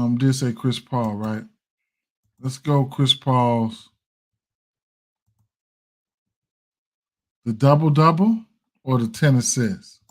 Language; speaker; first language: English; native; English